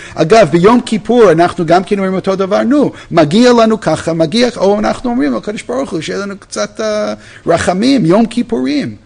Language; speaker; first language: Hebrew; non-native, fluent; English